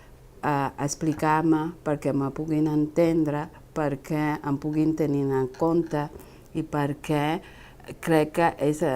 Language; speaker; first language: Catalan; non-native, fluent; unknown